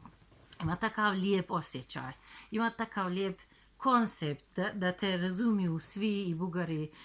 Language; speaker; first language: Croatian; non-native, fluent; Turkish